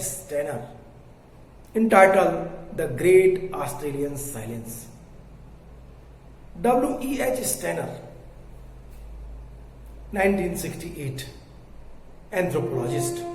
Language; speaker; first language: English; non-native, local second language; Hindi